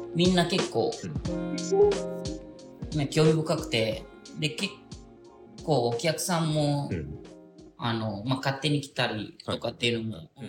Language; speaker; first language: Japanese; non-native, fluent; Indonesian